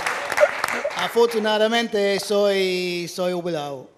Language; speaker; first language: Spanish; non-native, learner; English